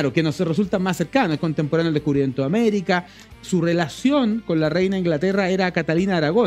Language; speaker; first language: Spanish; native; Spanish